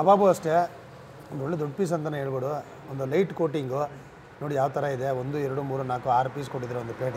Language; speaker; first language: Kannada; native; Kannada